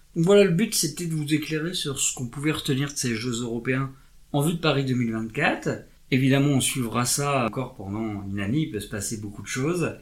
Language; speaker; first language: French; native; French